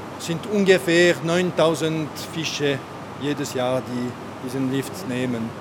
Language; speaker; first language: German; non-native, local second language; French